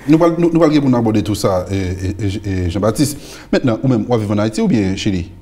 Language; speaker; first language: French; non-native, local second language; Haitian Creole